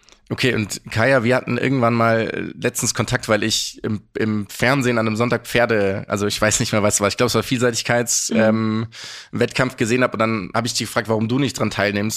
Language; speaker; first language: German; native; German